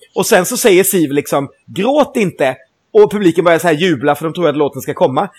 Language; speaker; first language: Swedish; native; Swedish